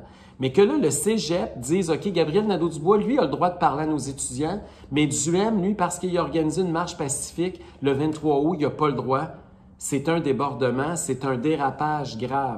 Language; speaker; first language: French; native; French